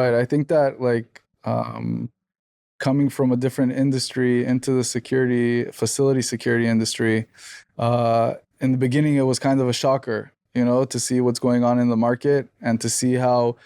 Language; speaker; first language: English; non-native, fluent; Hebrew